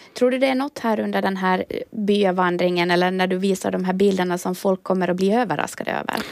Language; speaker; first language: Swedish; native; Swedish